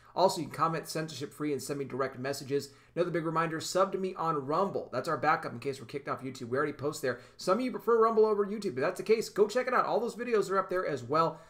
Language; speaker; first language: English; native; English